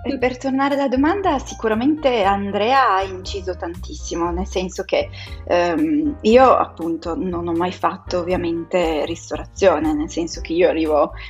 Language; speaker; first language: Italian; native; Italian